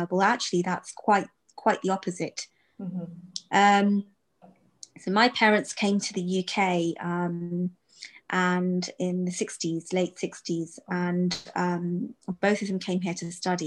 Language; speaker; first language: English; native; English